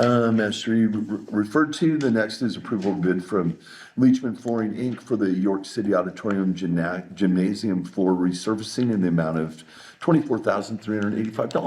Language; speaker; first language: English; native; English